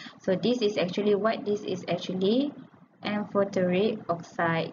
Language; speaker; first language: English; non-native, local second language; Malay